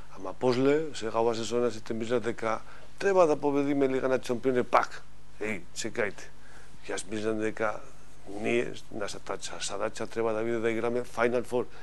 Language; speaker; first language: Macedonian; non-native, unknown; Spanish